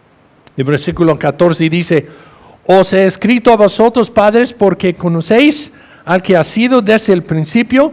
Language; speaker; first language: Spanish; non-native, fluent; English